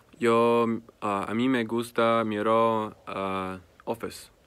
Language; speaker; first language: Spanish; non-native, learner; English